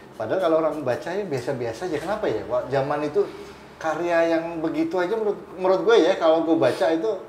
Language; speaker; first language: Indonesian; native; Indonesian